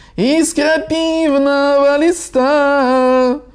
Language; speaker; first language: Russian; native; Russian